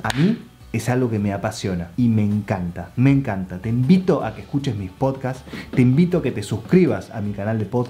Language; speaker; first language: Spanish; native; Spanish